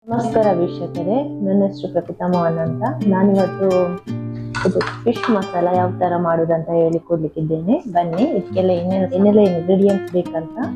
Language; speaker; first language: Kannada; non-native, local second language; Tulu